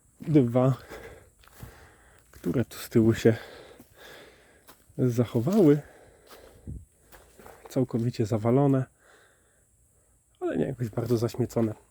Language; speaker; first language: Polish; native; Polish